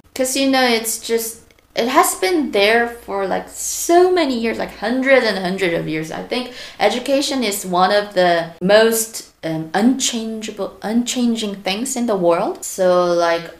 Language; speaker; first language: English; non-native, fluent; Korean